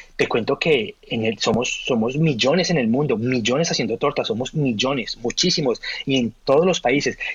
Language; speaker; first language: Spanish; native; Spanish